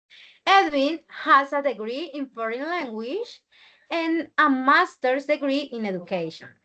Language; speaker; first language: English; non-native, learner; Spanish